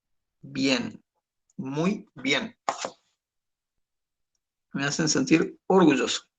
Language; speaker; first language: Spanish; native; Spanish